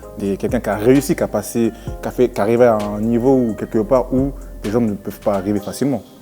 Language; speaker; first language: French; native; French